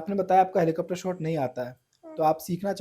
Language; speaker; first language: Hindi; native; Hindi